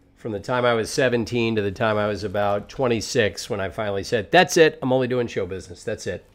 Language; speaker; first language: English; native; English